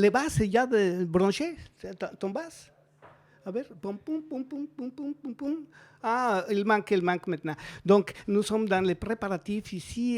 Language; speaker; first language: French; non-native, learner; Spanish